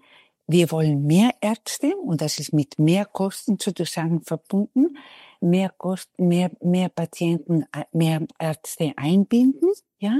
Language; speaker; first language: German; non-native, fluent; Spanish